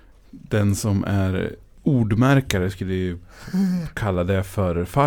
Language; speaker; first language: Swedish; native; Swedish